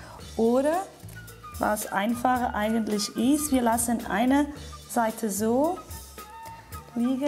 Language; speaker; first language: German; non-native, fluent; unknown